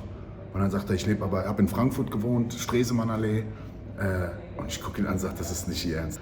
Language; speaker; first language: German; native; German